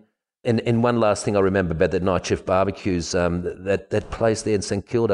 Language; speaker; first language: English; non-native, fluent; German